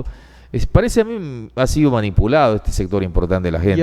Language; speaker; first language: Spanish; native; Spanish